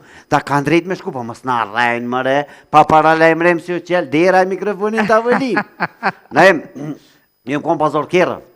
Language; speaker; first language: Albanian; native; Albanian